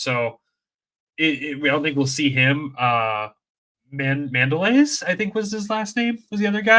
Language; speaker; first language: English; native; English